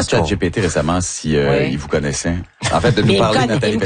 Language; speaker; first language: French; native; French